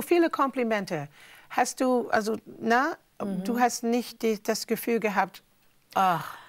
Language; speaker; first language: German; non-native, fluent; English